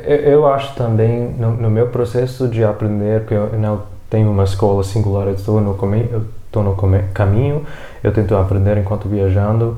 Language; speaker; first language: Portuguese; non-native, fluent; English